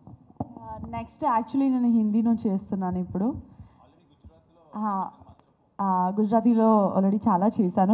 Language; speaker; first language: Telugu; non-native, fluent; Gujarati